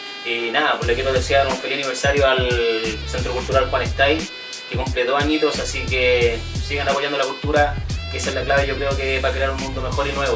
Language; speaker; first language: Spanish; native; Spanish